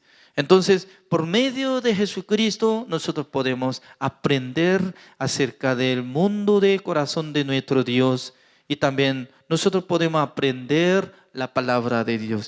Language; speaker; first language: Spanish; non-native, fluent; Korean